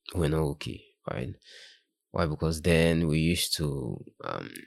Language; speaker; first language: English; non-native, local second language; Yoruba